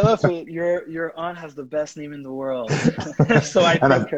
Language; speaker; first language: English; non-native, fluent; Haitian Creole